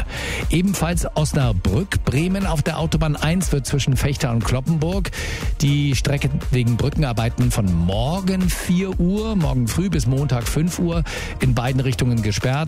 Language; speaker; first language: German; native; German